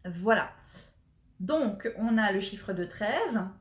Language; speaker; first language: French; native; French